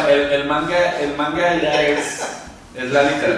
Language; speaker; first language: Spanish; native; Spanish